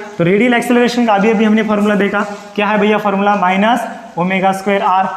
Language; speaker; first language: Hindi; non-native, local second language; Marathi